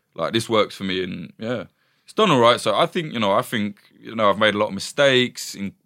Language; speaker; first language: English; native; English